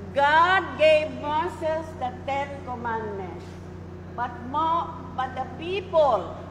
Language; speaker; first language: English; non-native, local second language; Chavacano